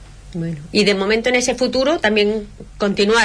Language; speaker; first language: Spanish; native; Spanish